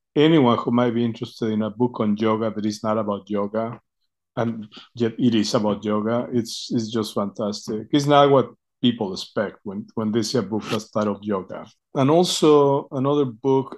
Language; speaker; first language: English; non-native, fluent; Spanish